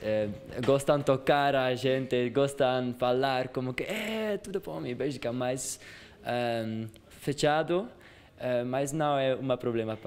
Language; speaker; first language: Portuguese; non-native, learner; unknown